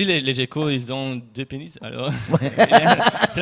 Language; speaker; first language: French; non-native, fluent; German